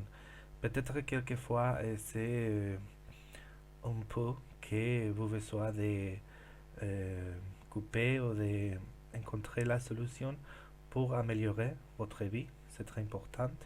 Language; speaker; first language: French; non-native, learner; Spanish